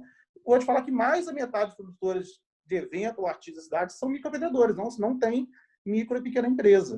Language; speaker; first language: Portuguese; native; Portuguese